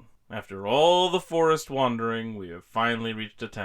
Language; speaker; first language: English; native; English